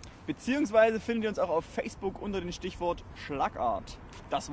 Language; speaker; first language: German; native; German